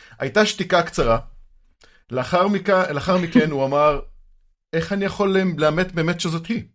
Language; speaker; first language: Hebrew; native; Hebrew